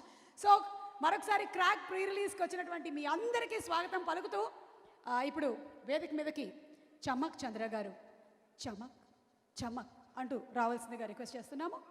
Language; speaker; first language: Telugu; native; Telugu